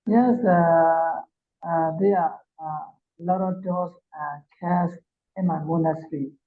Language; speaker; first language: English; non-native, learner; Burmese